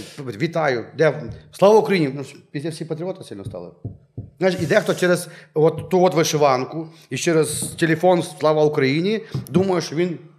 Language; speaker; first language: Ukrainian; native; Ukrainian